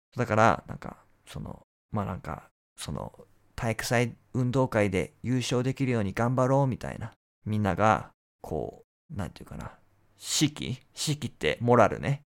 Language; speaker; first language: Japanese; native; Japanese